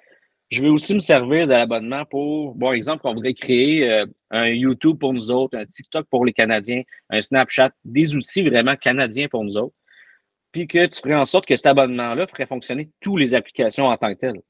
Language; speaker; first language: French; native; French